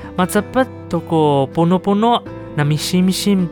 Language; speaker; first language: Chinese; non-native, local second language; Amis